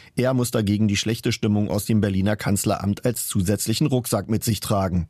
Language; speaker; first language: German; native; German